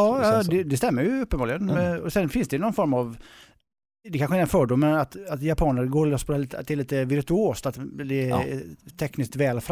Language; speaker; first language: Swedish; native; Swedish